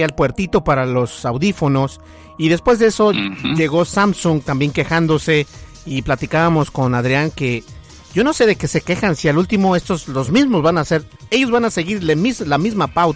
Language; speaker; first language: Spanish; native; Spanish